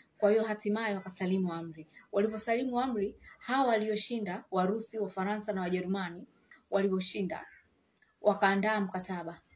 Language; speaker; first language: Swahili; native; Swahili